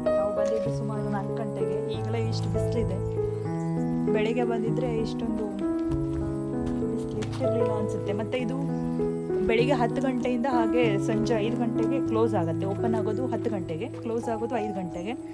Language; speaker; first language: Kannada; native; Kannada